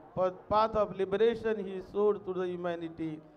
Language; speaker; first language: English; non-native, local second language; Hindi